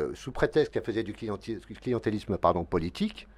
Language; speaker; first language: French; native; French